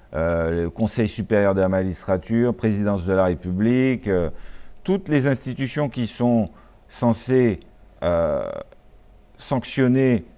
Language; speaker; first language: French; native; French